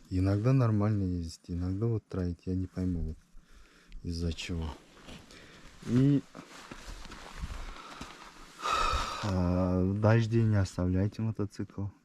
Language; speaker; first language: Russian; non-native, local second language; Kyrgyz